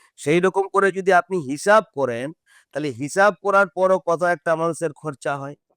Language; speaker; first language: Bangla; non-native, local second language; Santali